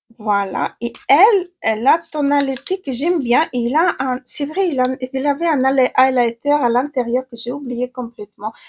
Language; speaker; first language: French; non-native, fluent; Ukrainian